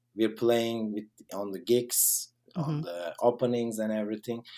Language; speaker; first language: English; non-native, fluent; Turkish